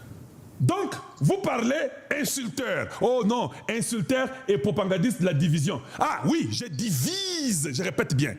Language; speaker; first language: French; non-native, local second language; Lingala